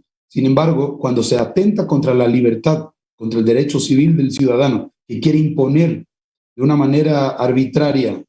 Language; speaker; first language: Spanish; native; Spanish